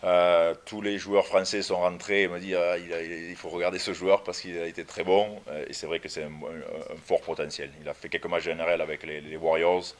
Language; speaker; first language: French; native; French